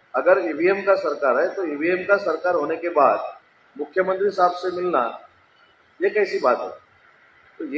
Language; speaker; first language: Hindi; non-native, local second language; Marathi